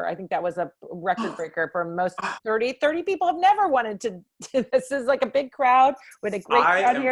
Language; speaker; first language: English; native; English